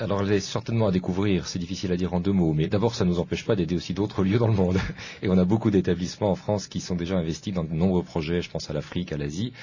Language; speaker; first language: French; native; French